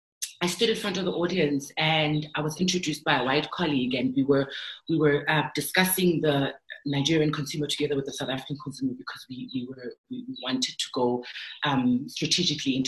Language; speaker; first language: English; non-native, local second language; Zulu